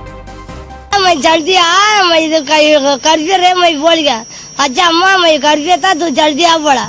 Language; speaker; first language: Hindi; non-native, local second language; Tamil